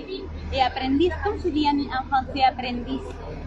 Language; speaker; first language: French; non-native, learner; Spanish